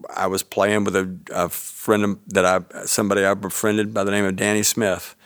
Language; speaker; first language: English; native; English